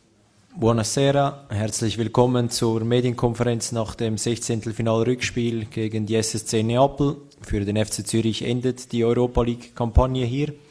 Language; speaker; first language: German; native; German